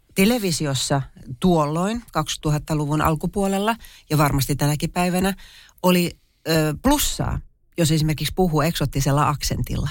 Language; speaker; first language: Finnish; native; Finnish